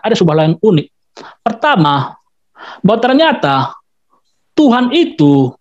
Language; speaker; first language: Indonesian; native; Indonesian